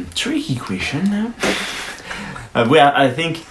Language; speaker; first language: English; non-native, learner; French